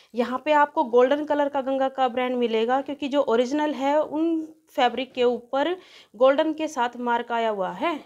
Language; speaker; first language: Hindi; native; Hindi